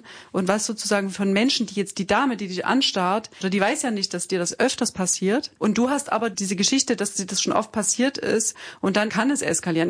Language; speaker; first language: German; native; German